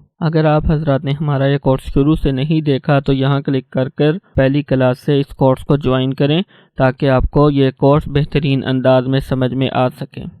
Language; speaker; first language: Urdu; native; Urdu